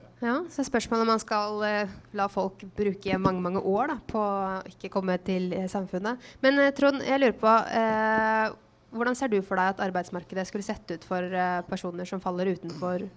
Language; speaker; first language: Norwegian; native; Norwegian